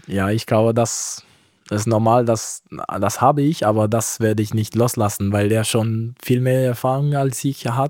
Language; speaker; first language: German; non-native, fluent; Romanian